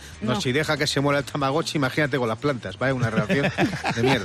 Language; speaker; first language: Spanish; native; Spanish